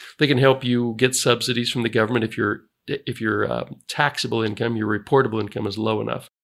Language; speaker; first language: English; native; English